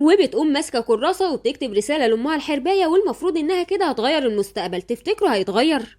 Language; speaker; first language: Arabic; native; Arabic